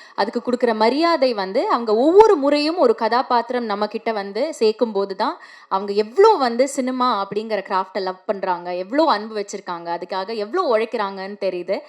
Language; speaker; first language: Tamil; native; Tamil